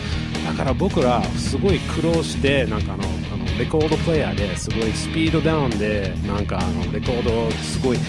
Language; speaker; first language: Japanese; non-native, fluent; English